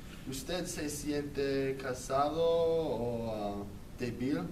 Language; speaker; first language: Spanish; non-native, learner; English